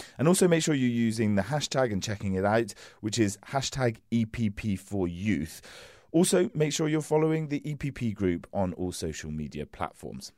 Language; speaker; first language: English; native; English